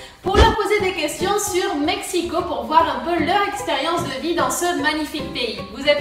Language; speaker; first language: French; native; French